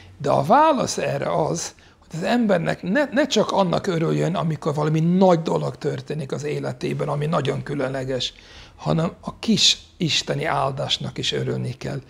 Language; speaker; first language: Hungarian; non-native, fluent; English